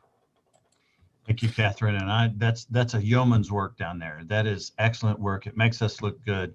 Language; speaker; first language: English; native; English